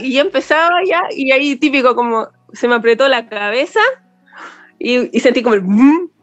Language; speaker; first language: Spanish; native; Spanish